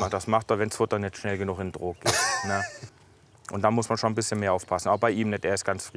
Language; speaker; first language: German; native; German